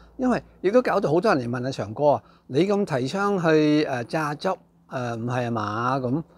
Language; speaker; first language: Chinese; non-native, local second language; Cantonese